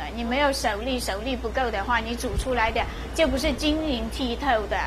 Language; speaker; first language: Chinese; native; Chinese